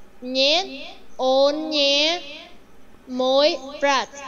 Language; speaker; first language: Russian; non-native, learner; Vietnamese